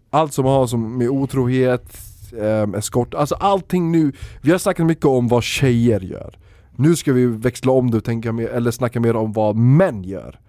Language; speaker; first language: Swedish; early bilingual, other home language; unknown